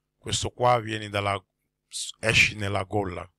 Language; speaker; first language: Italian; non-native, fluent; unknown